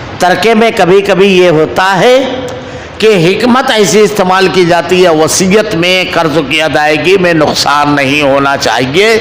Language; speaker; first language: Urdu; native; Urdu